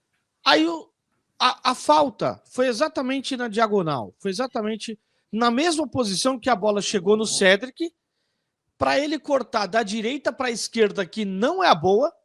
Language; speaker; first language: Portuguese; native; Portuguese